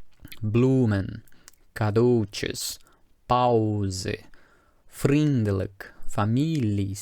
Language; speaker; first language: Dutch; non-native, fluent; Portuguese